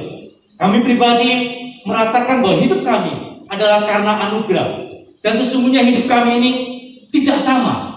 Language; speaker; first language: Indonesian; native; Indonesian